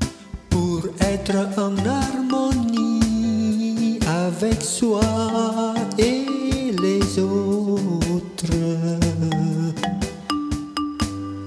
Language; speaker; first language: French; non-native, fluent; Indonesian